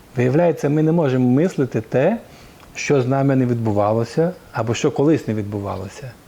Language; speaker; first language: Ukrainian; native; Ukrainian